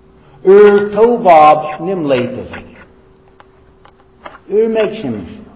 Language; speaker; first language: Hungarian; non-native, fluent; English